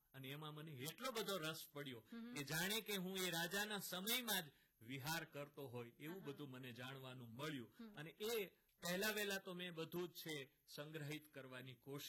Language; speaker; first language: Gujarati; native; Gujarati